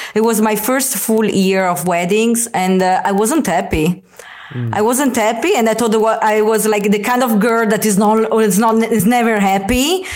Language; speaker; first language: English; non-native, fluent; Italian